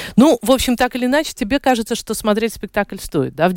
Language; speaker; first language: Russian; native; Russian